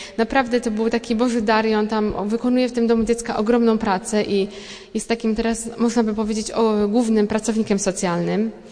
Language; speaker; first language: Polish; native; Polish